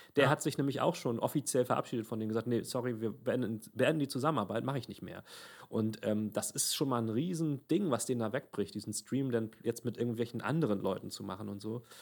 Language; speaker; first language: German; native; German